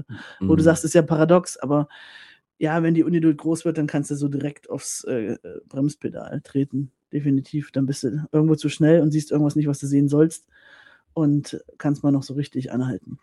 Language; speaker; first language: German; native; German